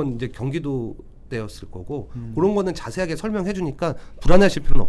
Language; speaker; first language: Korean; native; Korean